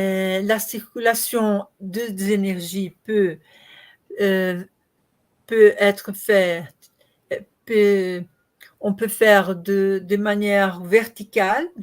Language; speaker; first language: French; non-native, learner; Portuguese